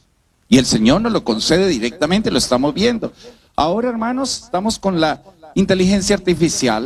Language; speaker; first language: Spanish; native; Spanish